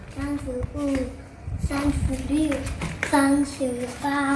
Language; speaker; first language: Chinese; non-native, learner; Thai